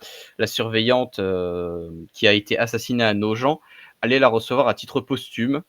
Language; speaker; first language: French; native; French